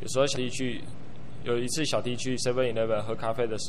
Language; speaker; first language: Chinese; native; Chinese